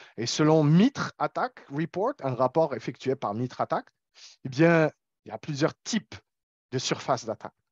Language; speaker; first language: French; non-native, local second language; Arabic